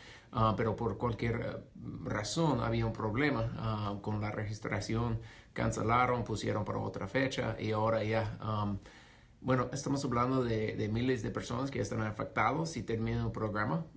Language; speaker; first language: Spanish; non-native, fluent; English